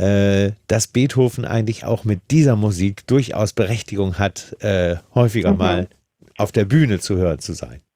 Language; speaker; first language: German; native; German